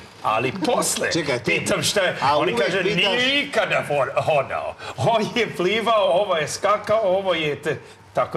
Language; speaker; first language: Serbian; non-native, learner; English